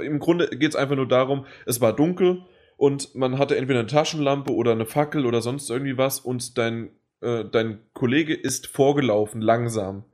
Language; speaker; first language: German; native; German